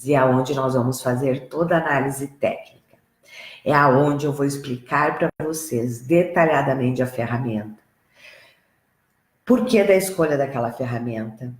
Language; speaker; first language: Portuguese; native; Portuguese